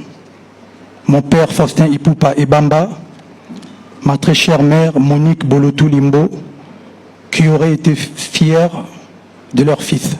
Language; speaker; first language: French; non-native, local second language; Lingala